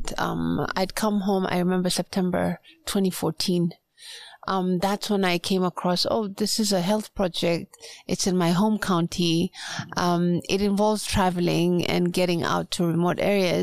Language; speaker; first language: English; non-native, local second language; Swahili